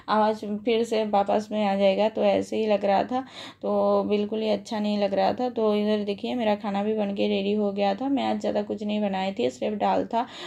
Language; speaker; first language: Hindi; non-native, local second language; Bangla